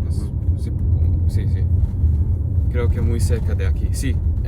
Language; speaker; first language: Spanish; non-native, learner; Hungarian